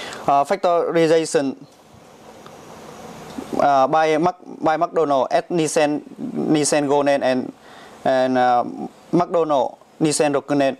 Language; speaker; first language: Japanese; non-native, learner; Vietnamese